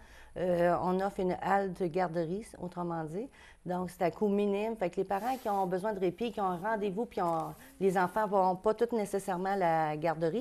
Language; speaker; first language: French; native; French